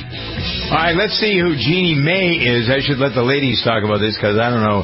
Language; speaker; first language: English; native; English